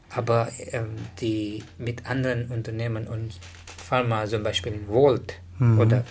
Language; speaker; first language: German; non-native, learner; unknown